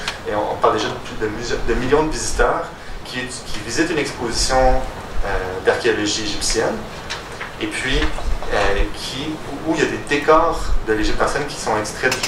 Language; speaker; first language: French; native; French